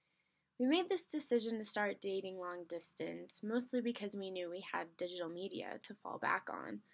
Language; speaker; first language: English; native; English